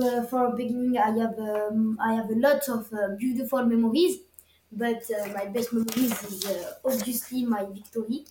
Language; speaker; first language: English; non-native, learner; French